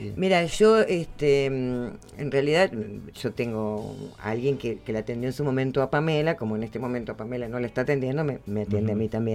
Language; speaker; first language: Spanish; native; Spanish